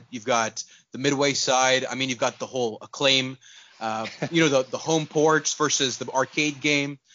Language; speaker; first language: English; non-native, local second language; Urdu